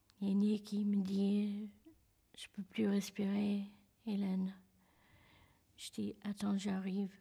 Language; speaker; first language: French; non-native, fluent; English